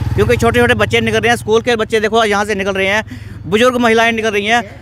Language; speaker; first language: Hindi; native; Hindi